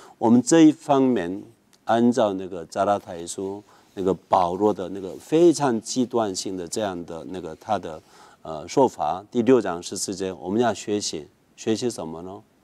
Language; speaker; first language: Chinese; non-native, fluent; Korean